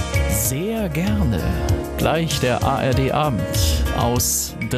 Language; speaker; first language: German; native; German